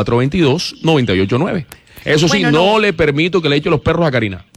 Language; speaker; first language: Spanish; native; Spanish